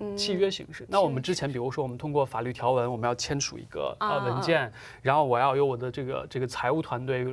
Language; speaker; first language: Chinese; native; Chinese